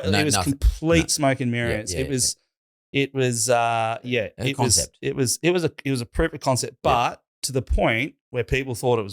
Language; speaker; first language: English; native; English